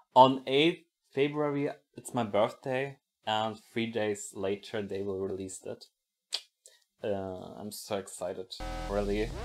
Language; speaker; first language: English; non-native, fluent; German